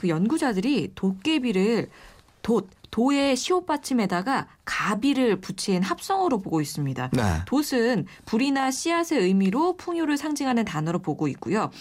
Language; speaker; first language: Korean; native; Korean